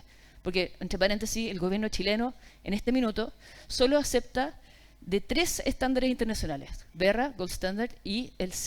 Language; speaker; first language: Spanish; native; Spanish